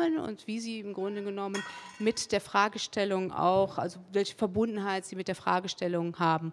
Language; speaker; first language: German; early bilingual, other home language; Spanish